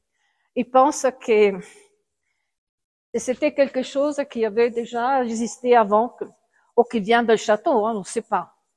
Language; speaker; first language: French; non-native, fluent; Italian